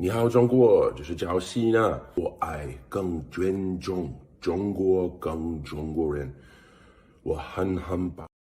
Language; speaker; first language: Chinese; non-native, learner; English